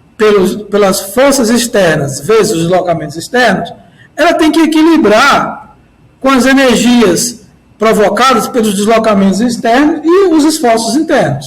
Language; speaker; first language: Portuguese; native; Portuguese